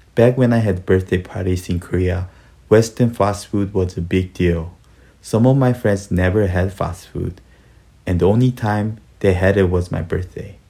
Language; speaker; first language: English; early bilingual, other home language; Korean